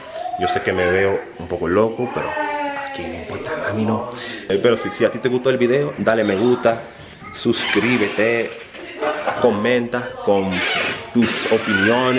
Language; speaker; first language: Spanish; early bilingual, heritage; Spanish